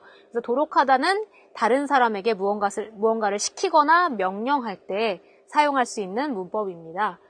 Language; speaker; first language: Korean; native; Korean